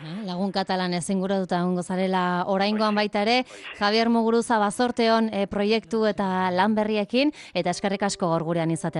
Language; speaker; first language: Basque; native; Basque